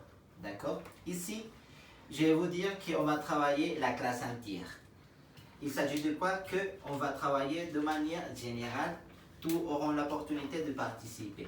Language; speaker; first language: French; non-native, fluent; Spanish